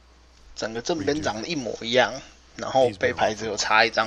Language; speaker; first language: Chinese; native; Chinese